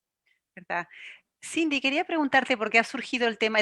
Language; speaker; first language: Spanish; native; Spanish